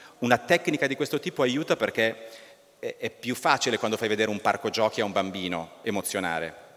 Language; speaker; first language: Italian; native; Italian